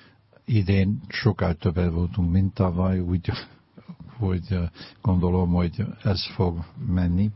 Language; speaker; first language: Hungarian; non-native, fluent; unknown